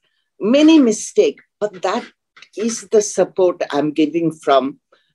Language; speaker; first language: English; non-native, local second language; Bangla